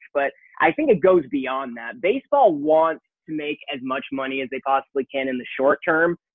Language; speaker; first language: English; native; English